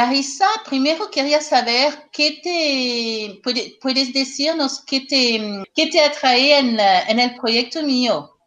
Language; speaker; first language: Spanish; non-native, learner; French